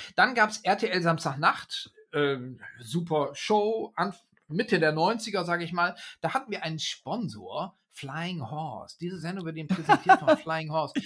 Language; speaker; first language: German; native; German